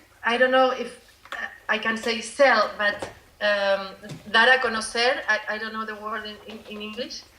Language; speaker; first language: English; non-native, learner; Spanish